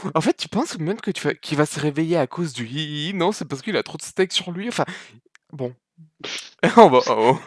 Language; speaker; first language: French; native; French